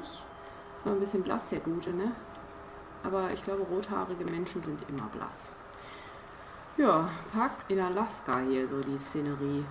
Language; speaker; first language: German; native; German